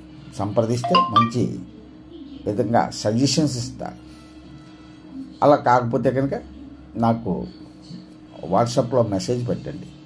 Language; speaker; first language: Telugu; native; Telugu